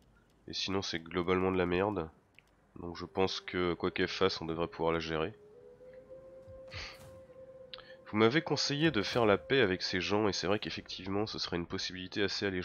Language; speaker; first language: French; native; French